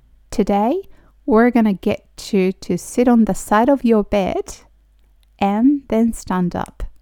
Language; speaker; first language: English; non-native, fluent; Japanese